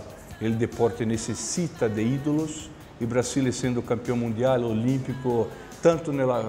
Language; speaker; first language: Spanish; non-native, fluent; Portuguese